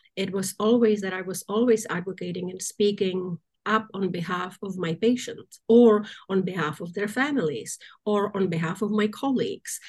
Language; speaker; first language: English; non-native, fluent; Czech